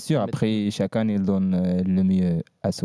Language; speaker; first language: French; non-native, learner; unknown